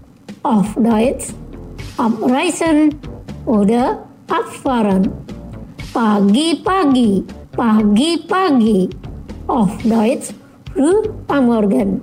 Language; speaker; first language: German; non-native, fluent; Indonesian